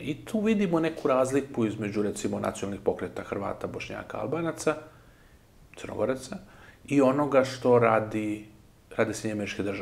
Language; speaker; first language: Serbian; native; Serbian